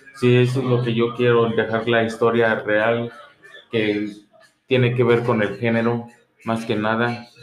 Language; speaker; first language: Spanish; early bilingual, heritage; Spanish